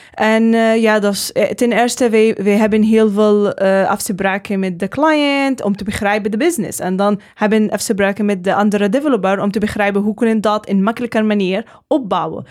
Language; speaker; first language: Dutch; non-native, learner; Arabic